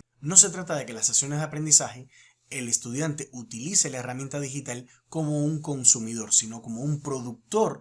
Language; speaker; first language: Spanish; native; Spanish